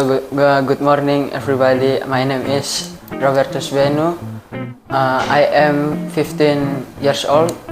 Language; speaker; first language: English; non-native, learner; Indonesian